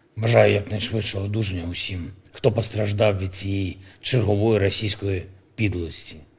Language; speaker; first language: Ukrainian; non-native, local second language; Russian